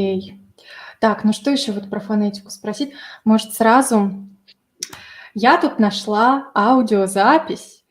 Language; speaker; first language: Russian; native; Russian